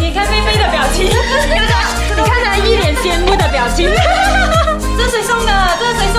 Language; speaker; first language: Chinese; native; Chinese